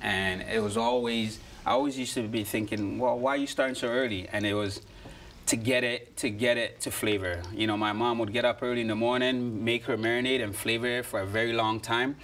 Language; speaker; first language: English; native; English